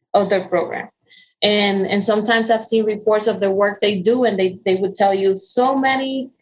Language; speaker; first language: English; non-native, fluent; Spanish